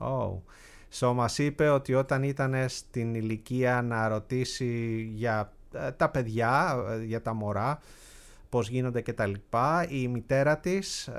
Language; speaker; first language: Greek; native; Greek